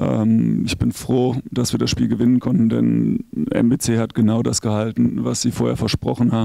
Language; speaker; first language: German; native; German